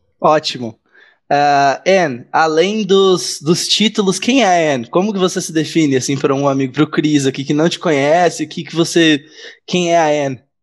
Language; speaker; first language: Portuguese; native; Portuguese